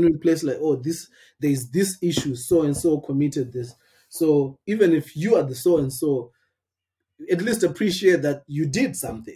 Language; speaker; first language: English; non-native, local second language; Shona